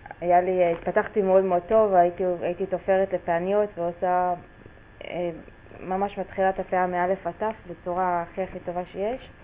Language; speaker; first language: Hebrew; native; Hebrew